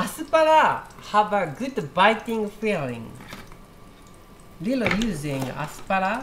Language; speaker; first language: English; non-native, learner; Japanese